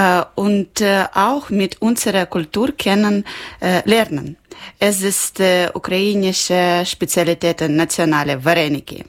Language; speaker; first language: German; non-native, learner; Ukrainian